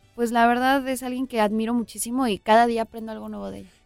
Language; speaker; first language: Spanish; native; Spanish